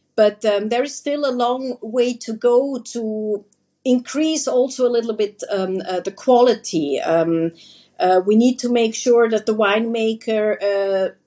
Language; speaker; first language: English; non-native, fluent; German